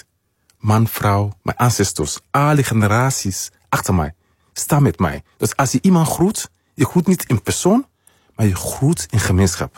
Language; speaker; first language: Dutch; non-native, fluent; Mandingo